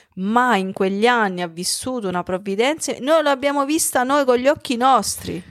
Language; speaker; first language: Italian; native; Italian